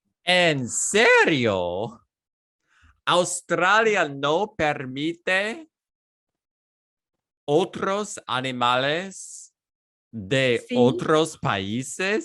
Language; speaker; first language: Spanish; non-native, learner; English